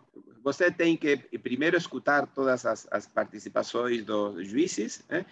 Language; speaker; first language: Portuguese; non-native, fluent; Spanish